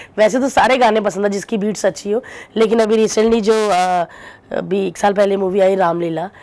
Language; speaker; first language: Hindi; non-native, local second language; Punjabi